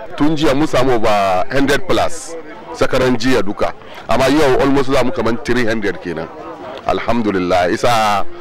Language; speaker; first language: Hausa; native; Hausa